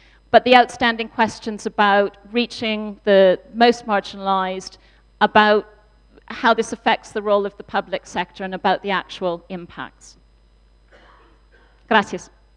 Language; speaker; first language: English; native; English